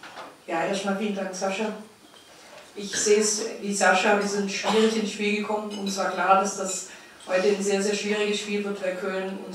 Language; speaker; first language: German; native; German